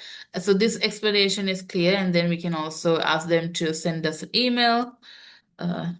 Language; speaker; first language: English; non-native, local second language; Sinhala